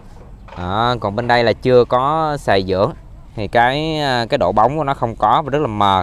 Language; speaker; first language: Vietnamese; native; Vietnamese